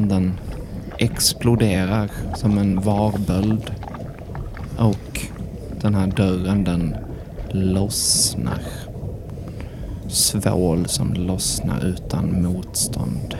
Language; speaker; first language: Swedish; native; Swedish